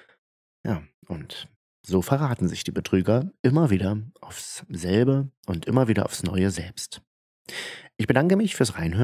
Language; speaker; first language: German; native; German